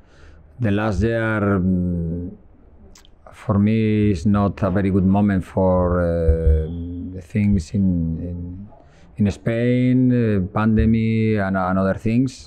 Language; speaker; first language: English; non-native, learner; Spanish